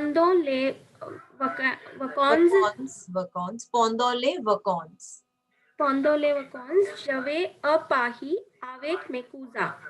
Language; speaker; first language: French; non-native, learner; Hindi